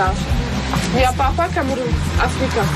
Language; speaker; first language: Russian; early bilingual, heritage; French